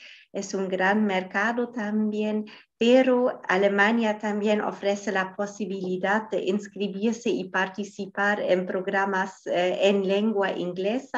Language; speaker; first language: Spanish; non-native, fluent; German